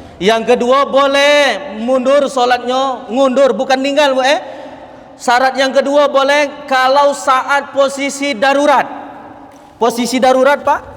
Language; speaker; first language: Malay; native; Malay